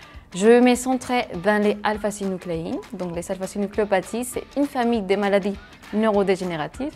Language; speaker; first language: French; non-native, fluent; Spanish